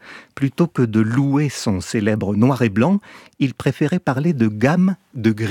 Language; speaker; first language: French; native; French